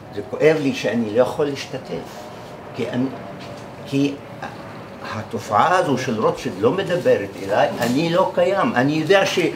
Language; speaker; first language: Hebrew; native; Hebrew